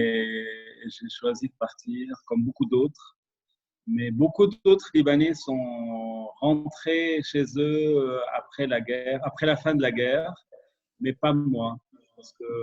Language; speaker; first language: French; non-native, local second language; Arabic